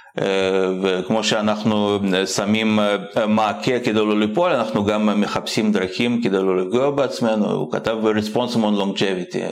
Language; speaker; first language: Hebrew; non-native, fluent; Russian